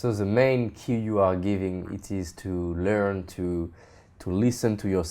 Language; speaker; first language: English; non-native, fluent; French